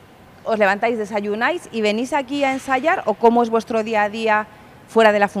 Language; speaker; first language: Spanish; native; Spanish